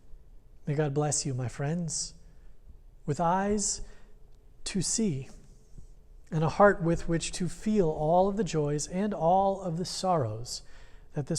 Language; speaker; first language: English; native; English